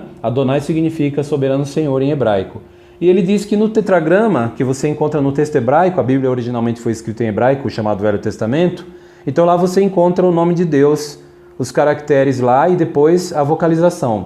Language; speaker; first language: Portuguese; native; Portuguese